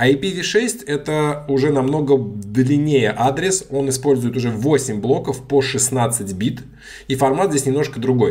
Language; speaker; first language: Russian; native; Russian